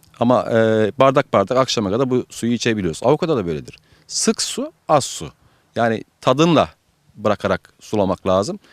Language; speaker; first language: Turkish; native; Turkish